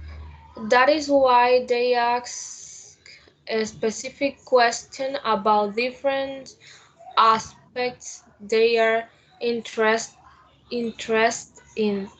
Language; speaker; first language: English; non-native, learner; Spanish